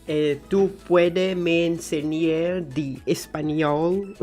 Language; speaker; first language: Spanish; non-native, learner; English